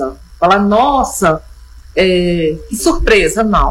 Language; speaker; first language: Portuguese; native; Portuguese